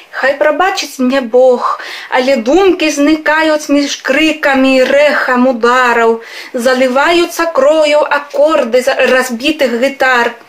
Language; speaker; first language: Belarusian; non-native, fluent; Spanish